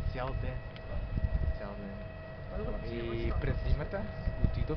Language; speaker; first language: Bulgarian; non-native, learner; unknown